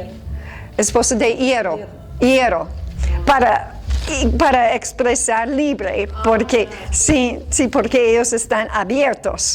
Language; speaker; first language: Spanish; non-native, fluent; English